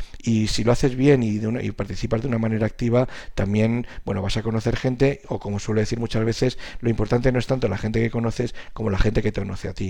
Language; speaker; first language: Spanish; native; Spanish